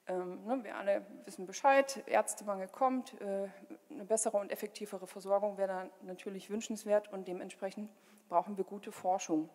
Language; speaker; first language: German; native; German